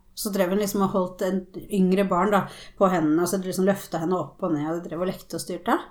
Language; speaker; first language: Norwegian; early bilingual, other home language; Spanish